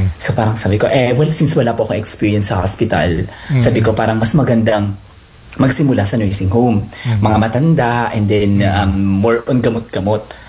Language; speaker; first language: Filipino; native; Filipino